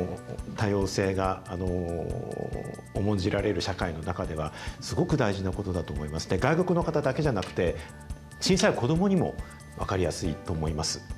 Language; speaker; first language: Japanese; native; Japanese